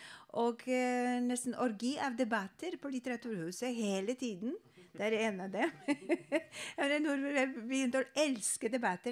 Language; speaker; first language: Norwegian; non-native, fluent; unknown